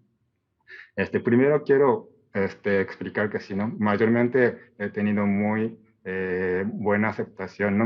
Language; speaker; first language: Spanish; non-native, fluent; Japanese